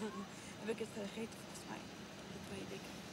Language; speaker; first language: Dutch; non-native, fluent; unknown